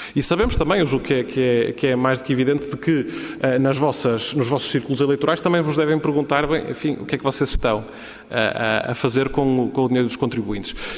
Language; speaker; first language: Portuguese; native; Portuguese